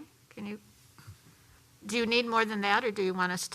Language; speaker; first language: English; native; English